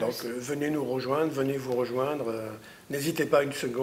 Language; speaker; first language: French; native; French